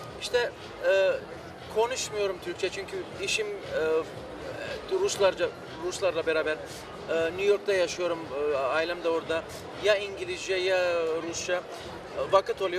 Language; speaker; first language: Turkish; early bilingual, heritage; Turkish